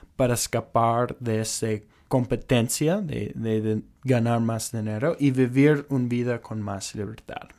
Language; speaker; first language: Spanish; non-native, fluent; English